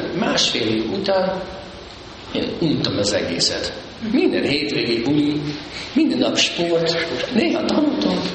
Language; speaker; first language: Hungarian; early bilingual, heritage; Hungarian